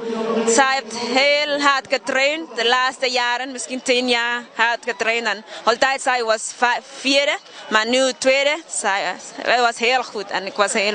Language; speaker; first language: Dutch; non-native, learner; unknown